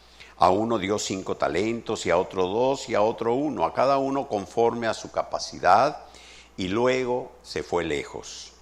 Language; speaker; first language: Spanish; native; Spanish